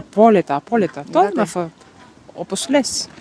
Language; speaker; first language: Greek; non-native, learner; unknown